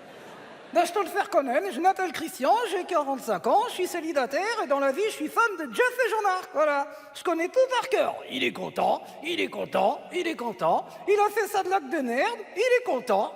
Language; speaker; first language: French; native; French